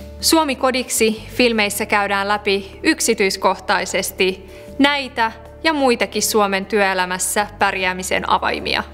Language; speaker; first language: Finnish; early bilingual, other home language; Persian